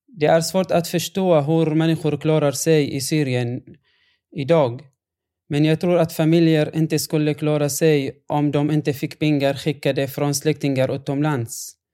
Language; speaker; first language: Swedish; non-native, fluent; Arabic